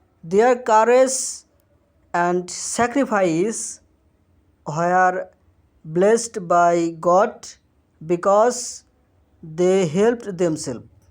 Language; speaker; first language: English; non-native, local second language; Bangla